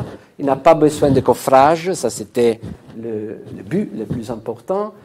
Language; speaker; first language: French; non-native, fluent; Italian